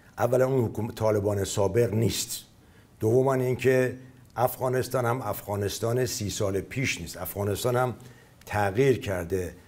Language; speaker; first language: Persian; native; Persian